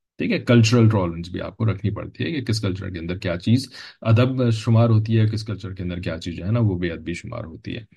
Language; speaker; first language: Urdu; native; Urdu